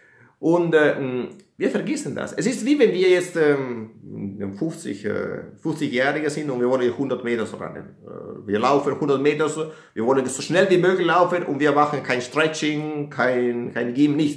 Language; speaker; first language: German; non-native, fluent; Italian